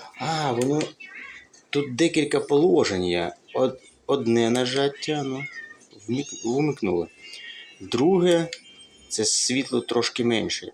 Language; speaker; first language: Ukrainian; non-native, local second language; Russian